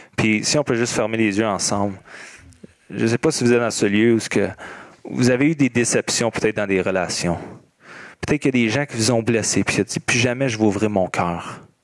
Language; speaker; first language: French; native; French